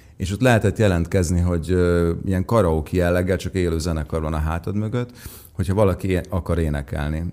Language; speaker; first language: Hungarian; native; Hungarian